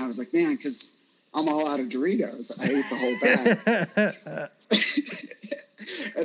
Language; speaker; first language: English; native; English